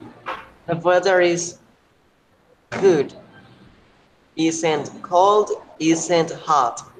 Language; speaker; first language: English; non-native, learner; Spanish